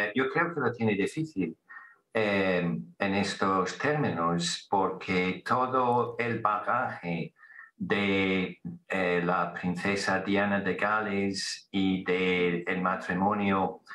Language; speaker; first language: Spanish; non-native, fluent; English